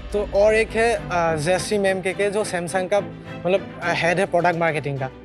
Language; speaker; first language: Hindi; non-native, local second language; Assamese